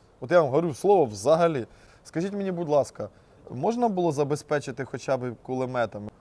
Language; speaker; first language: Ukrainian; native; Ukrainian